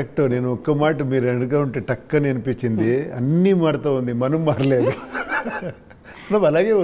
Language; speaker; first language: Telugu; non-native, local second language; Kannada